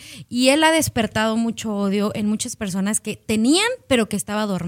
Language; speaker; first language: Spanish; native; Spanish